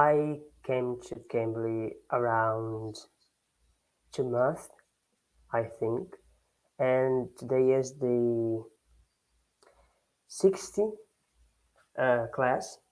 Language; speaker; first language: English; non-native, learner; Portuguese